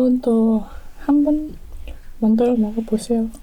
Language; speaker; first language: Korean; non-native, learner; Thai